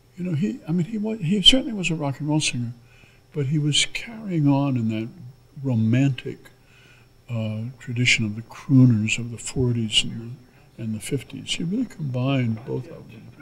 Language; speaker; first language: English; native; English